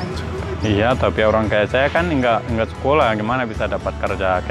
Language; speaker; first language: Indonesian; non-native, learner; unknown